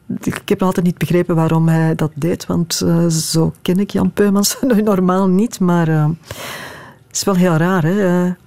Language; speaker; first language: Dutch; native; Dutch